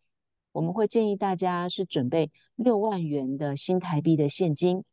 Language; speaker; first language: Chinese; native; Chinese